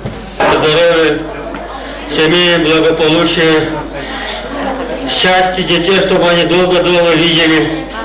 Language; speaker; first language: Russian; non-native, local second language; Kara-Kalpak